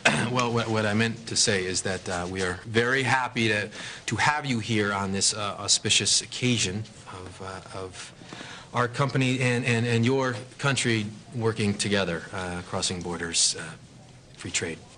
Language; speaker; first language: English; native; English